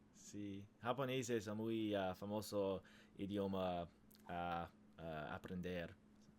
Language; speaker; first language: Spanish; non-native, learner; English